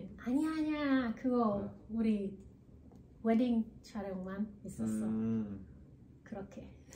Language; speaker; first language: Korean; non-native, learner; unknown